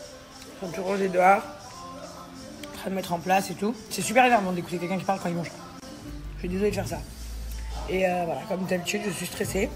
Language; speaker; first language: French; native; French